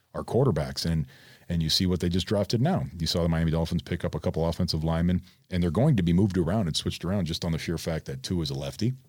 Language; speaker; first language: English; native; English